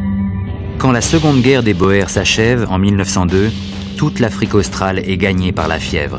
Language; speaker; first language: French; native; French